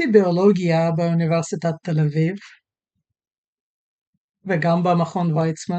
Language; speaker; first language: Hebrew; native; Hebrew